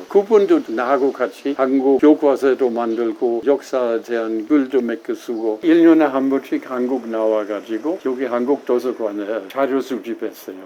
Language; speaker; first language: Korean; non-native, fluent; German